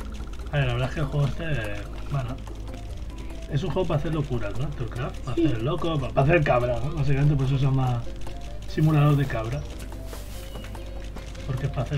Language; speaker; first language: Spanish; native; Spanish